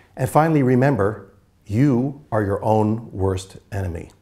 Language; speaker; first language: English; native; English